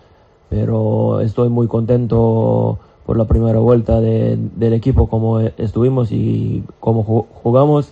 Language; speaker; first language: Spanish; non-native, fluent; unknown